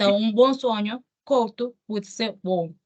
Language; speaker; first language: Portuguese; non-native, learner; Spanish